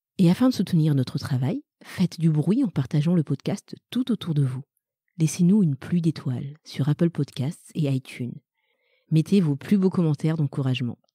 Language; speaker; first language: French; early bilingual, other home language; Malagasy